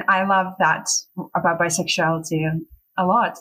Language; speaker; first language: English; non-native, fluent; Russian